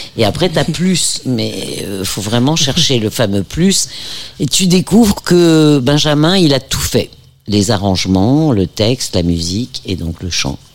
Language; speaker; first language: French; early bilingual, heritage; French